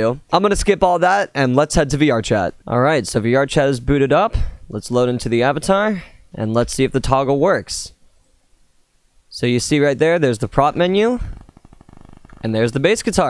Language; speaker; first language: English; native; English